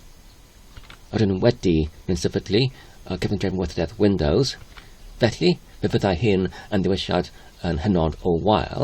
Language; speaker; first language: Welsh; non-native, learner; Polish